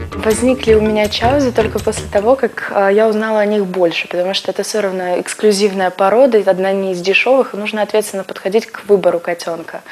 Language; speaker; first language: Russian; native; Russian